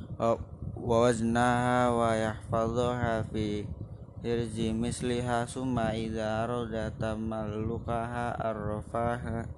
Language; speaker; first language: Arabic; non-native, learner; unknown